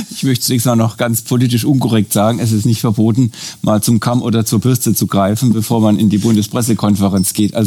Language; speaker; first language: German; native; German